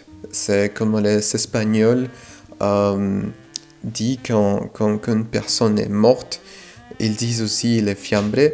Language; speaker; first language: French; non-native, fluent; Spanish